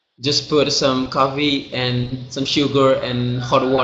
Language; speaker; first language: English; non-native, learner; Indonesian